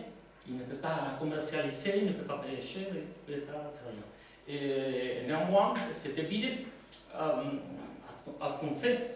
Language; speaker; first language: French; non-native, learner; Spanish